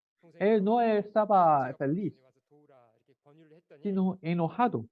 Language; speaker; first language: Spanish; non-native, learner; Korean